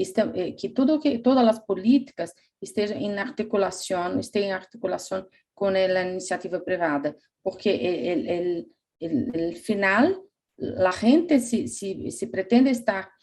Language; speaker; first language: Spanish; non-native, fluent; Portuguese